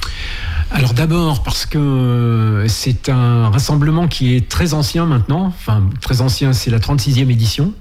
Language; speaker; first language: French; native; French